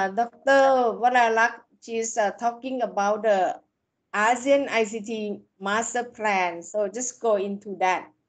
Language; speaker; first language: English; non-native, fluent; Thai